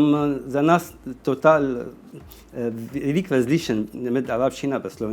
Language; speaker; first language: Slovenian; non-native, learner; Arabic